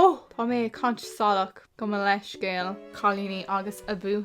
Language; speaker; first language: Irish; non-native, local second language; English